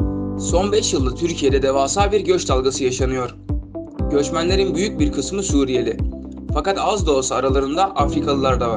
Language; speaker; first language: Turkish; native; Turkish